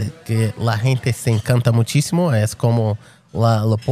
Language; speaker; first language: Spanish; non-native, fluent; Portuguese